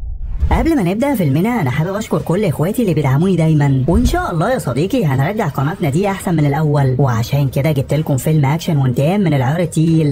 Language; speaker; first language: Arabic; native; Arabic